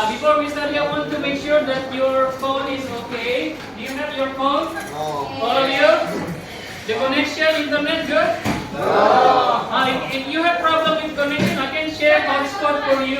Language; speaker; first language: English; non-native, fluent; Indonesian